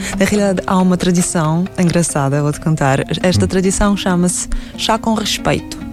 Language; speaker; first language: Portuguese; non-native, fluent; Russian